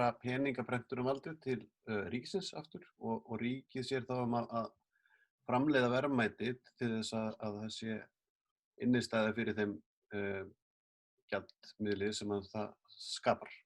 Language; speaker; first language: Icelandic; native; Icelandic